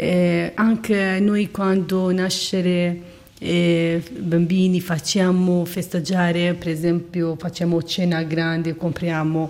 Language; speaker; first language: Italian; non-native, learner; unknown